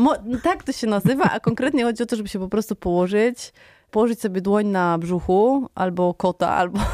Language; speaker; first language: Polish; native; Polish